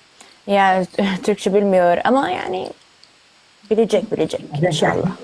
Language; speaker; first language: Turkish; non-native, learner; Arabic